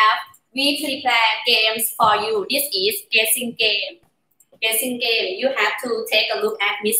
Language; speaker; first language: English; non-native, learner; Thai